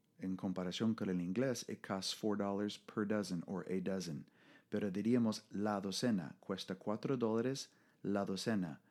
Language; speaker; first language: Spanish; non-native, fluent; English